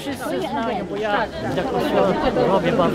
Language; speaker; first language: Polish; early bilingual, heritage; Polish